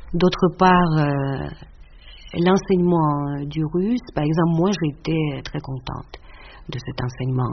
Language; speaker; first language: French; non-native, fluent; Russian